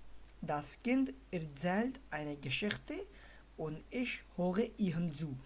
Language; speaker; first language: German; non-native, fluent; Urdu